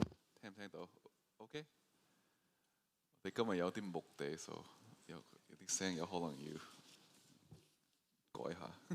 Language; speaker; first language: Cantonese; early bilingual, heritage; Cantonese